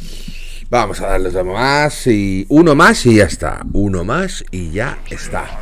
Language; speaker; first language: Spanish; native; Spanish